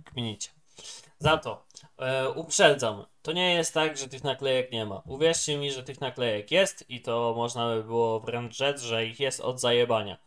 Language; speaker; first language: Polish; native; Polish